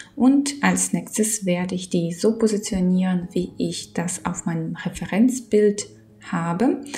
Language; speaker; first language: German; non-native, fluent; Ukrainian